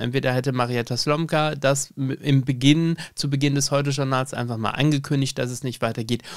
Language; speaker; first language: German; native; German